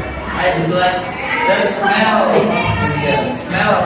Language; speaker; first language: English; non-native, local second language; Javanese